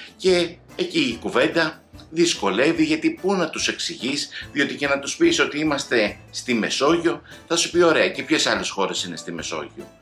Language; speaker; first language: Greek; native; Greek